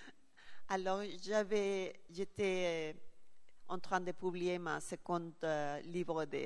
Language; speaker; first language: French; non-native, learner; Spanish